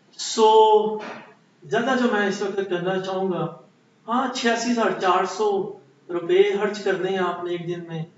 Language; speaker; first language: Urdu; non-native, local second language; Punjabi